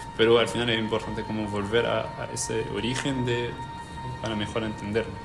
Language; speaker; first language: Spanish; non-native, fluent; French